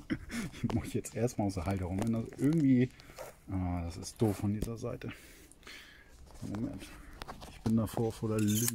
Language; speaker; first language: German; native; German